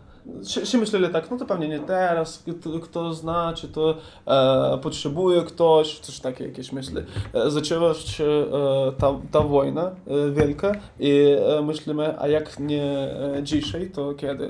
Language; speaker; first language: Polish; non-native, learner; Ukrainian